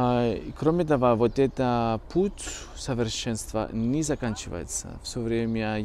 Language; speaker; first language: Russian; non-native, fluent; Greek